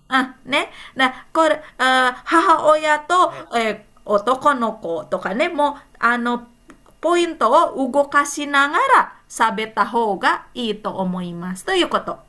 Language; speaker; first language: Japanese; non-native, fluent; Indonesian